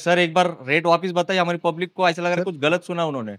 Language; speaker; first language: Hindi; non-native, local second language; Marathi